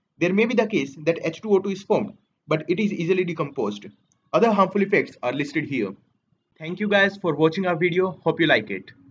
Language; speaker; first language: English; non-native, local second language; Hindi